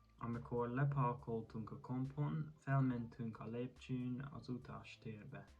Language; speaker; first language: Hungarian; non-native, learner; English